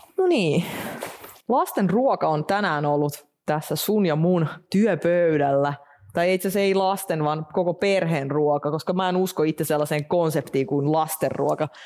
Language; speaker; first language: Finnish; non-native, fluent; Russian